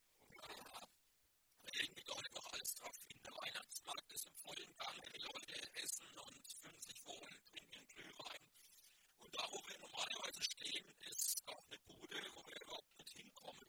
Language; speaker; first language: German; native; German